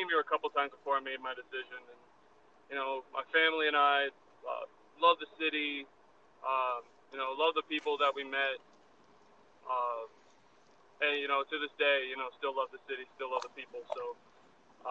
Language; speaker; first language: English; native; English